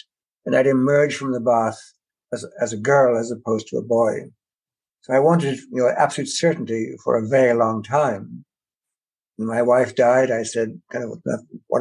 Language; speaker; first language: English; native; English